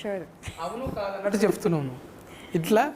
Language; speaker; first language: Telugu; native; Telugu